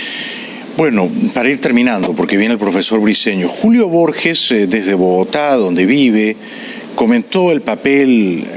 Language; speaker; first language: Spanish; native; Spanish